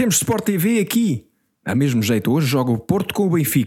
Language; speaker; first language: Portuguese; non-native, learner; English